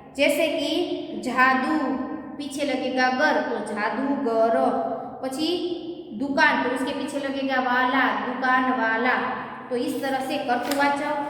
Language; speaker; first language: Hindi; non-native, local second language; Gujarati